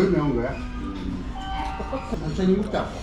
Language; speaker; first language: Korean; native; Korean